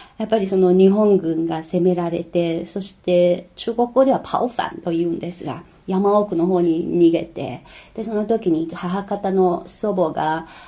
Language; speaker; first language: Japanese; non-native, fluent; Chinese